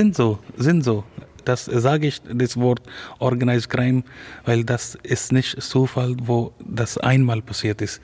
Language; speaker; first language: German; non-native, fluent; Urdu